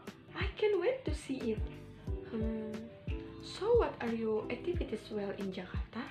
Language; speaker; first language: English; non-native, learner; Indonesian